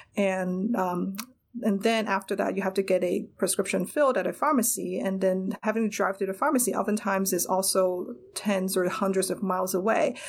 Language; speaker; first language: English; non-native, local second language; Cantonese